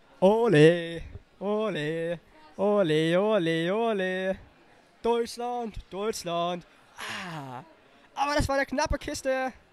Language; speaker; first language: German; native; German